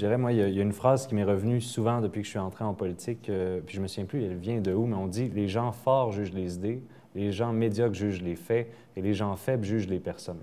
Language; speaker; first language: French; native; French